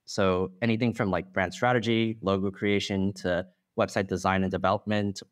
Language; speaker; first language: English; non-native, fluent; Chinese